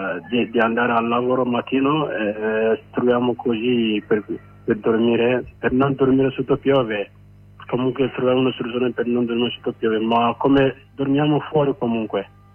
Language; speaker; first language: Italian; non-native, learner; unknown